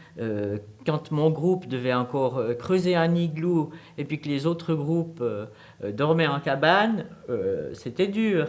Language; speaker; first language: French; native; French